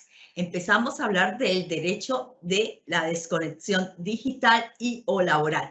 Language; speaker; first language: Spanish; native; Spanish